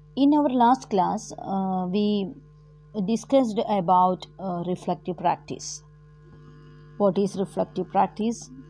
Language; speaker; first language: English; non-native, local second language; Malayalam